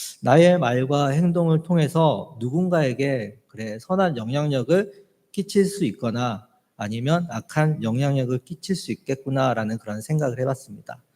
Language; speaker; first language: Korean; native; Korean